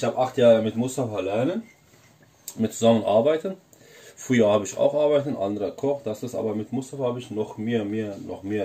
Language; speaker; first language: German; non-native, learner; Turkish